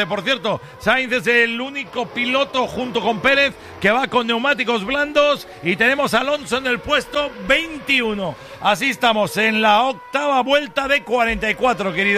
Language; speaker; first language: Spanish; native; Spanish